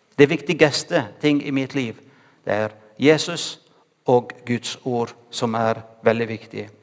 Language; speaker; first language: Norwegian; non-native, fluent; Arabic